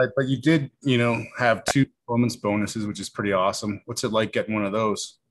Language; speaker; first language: English; native; English